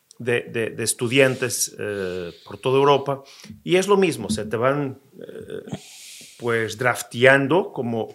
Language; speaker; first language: Spanish; non-native, fluent; Portuguese